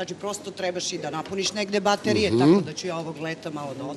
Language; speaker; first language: Serbian; native; Serbian